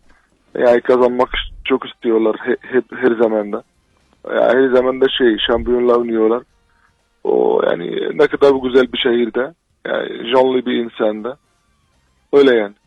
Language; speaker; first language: Turkish; non-native, learner; Arabic